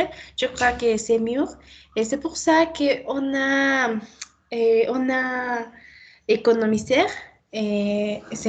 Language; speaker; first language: French; non-native, learner; Spanish